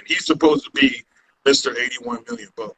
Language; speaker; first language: English; native; English